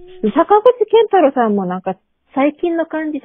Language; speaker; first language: Japanese; non-native, learner; Korean